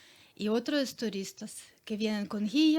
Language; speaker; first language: Spanish; non-native, learner; Ukrainian